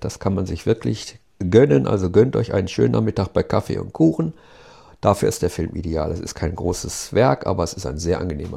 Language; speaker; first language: German; native; German